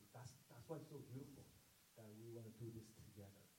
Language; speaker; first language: English; non-native, fluent; Korean